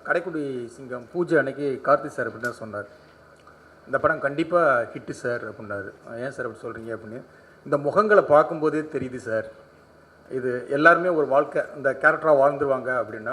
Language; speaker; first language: Tamil; native; Tamil